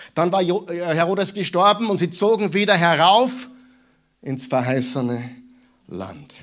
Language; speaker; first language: German; native; German